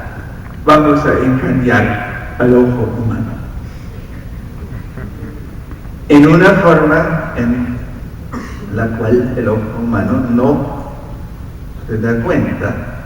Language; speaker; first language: Spanish; non-native, fluent; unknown